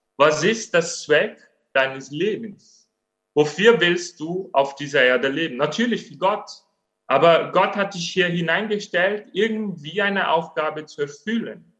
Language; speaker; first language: German; non-native, fluent; Portuguese